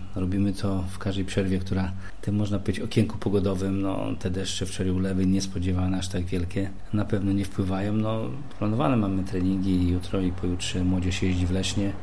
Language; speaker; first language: Polish; native; Polish